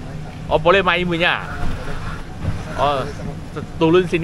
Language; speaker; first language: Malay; non-native, local second language; Chinese